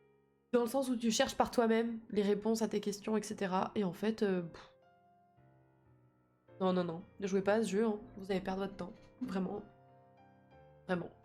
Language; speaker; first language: French; native; French